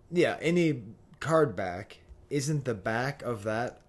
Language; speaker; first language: English; native; English